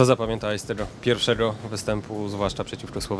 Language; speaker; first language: Polish; native; Polish